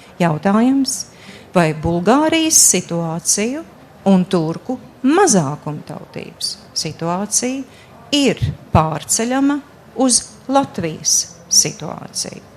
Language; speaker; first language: Latvian; native; Latvian